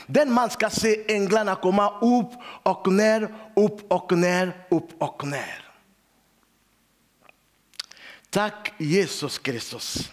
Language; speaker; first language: Swedish; non-native, learner; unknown